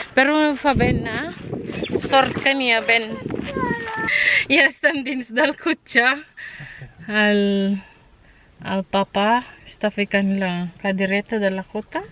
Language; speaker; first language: Catalan; non-native, learner; Filipino